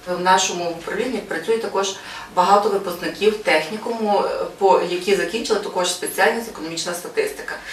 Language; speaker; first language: Ukrainian; native; Ukrainian